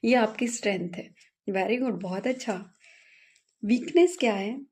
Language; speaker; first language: Hindi; native; Hindi